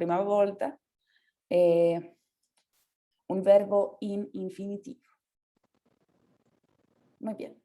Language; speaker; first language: Italian; non-native, fluent; Spanish